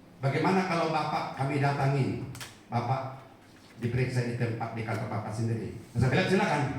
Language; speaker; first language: Indonesian; non-native, local second language; Batak Toba